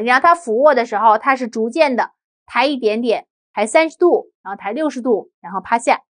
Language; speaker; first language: Chinese; native; Chinese